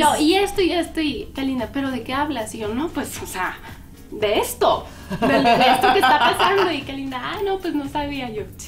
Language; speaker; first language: Spanish; native; Spanish